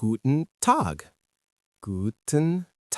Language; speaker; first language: German; non-native, learner; English